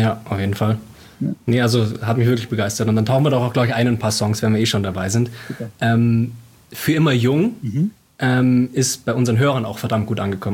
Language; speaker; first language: German; native; German